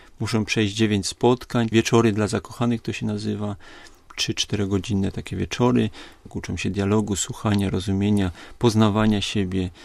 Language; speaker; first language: Polish; native; Polish